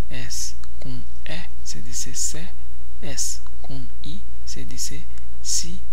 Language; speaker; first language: Spanish; non-native, fluent; Haitian Creole